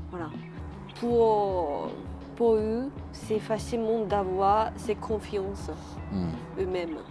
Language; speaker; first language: French; non-native, learner; Japanese